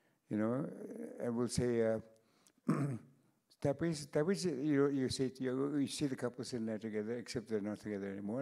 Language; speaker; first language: English; non-native, local second language; Cree